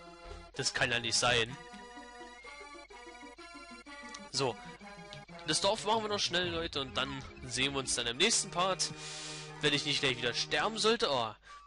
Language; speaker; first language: German; native; German